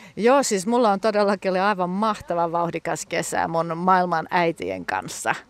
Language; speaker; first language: Finnish; early bilingual, heritage; Finnish